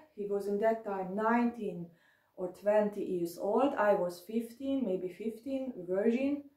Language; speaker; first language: English; non-native, learner; German